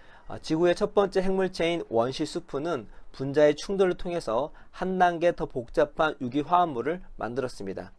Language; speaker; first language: Korean; native; Korean